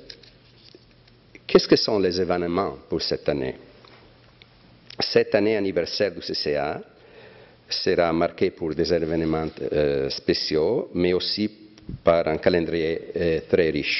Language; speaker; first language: French; non-native, fluent; Italian